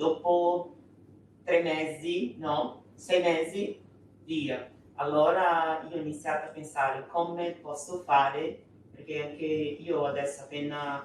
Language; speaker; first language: Italian; non-native, fluent; Portuguese